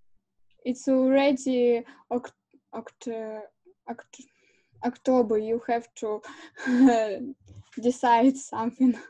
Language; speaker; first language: English; non-native, learner; Russian